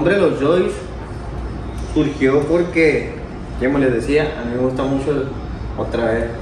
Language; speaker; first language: Spanish; native; Spanish